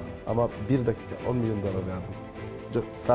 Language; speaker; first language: Turkish; non-native, learner; French